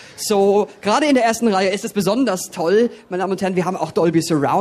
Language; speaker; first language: German; native; German